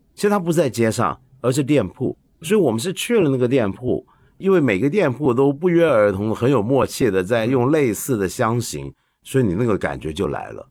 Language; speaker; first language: Chinese; non-native, local second language; Cantonese